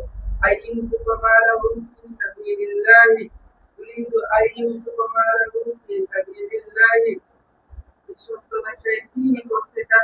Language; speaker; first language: Arabic; non-native, learner; Bangla